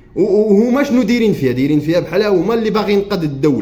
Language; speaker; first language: Arabic; native; Arabic